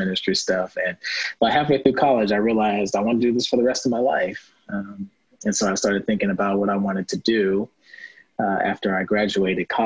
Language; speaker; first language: English; native; English